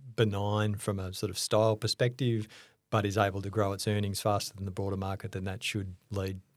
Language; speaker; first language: English; native; English